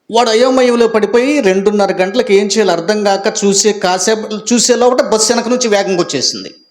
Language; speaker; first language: Telugu; native; Telugu